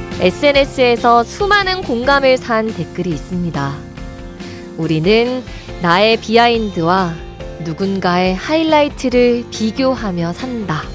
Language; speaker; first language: Korean; native; Korean